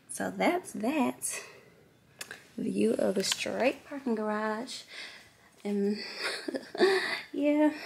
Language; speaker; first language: English; native; English